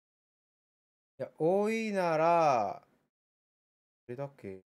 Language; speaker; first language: Japanese; early bilingual, heritage; Japanese